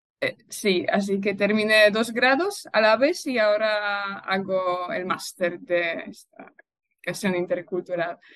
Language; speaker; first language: Spanish; non-native, fluent; Polish